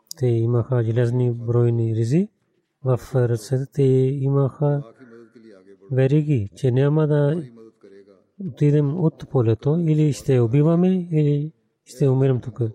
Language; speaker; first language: Bulgarian; non-native, learner; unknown